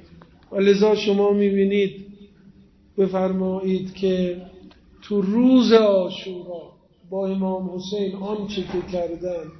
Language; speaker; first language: Persian; native; Persian